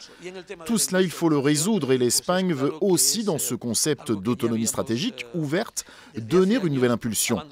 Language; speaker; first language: French; non-native, fluent; Spanish